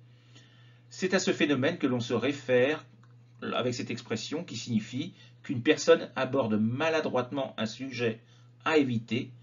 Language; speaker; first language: French; native; French